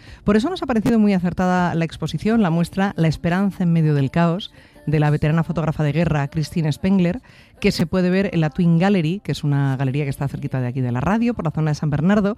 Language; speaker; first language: Spanish; native; Spanish